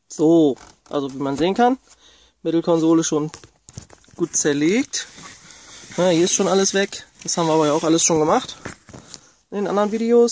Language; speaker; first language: German; native; German